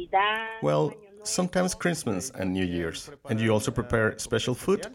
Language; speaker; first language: English; non-native, fluent; Spanish